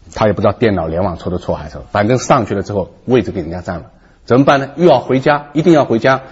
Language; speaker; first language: Chinese; native; Chinese